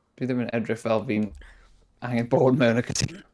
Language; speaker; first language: Welsh; non-native, local second language; English